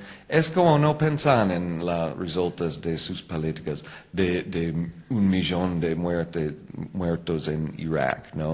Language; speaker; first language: Spanish; non-native, fluent; English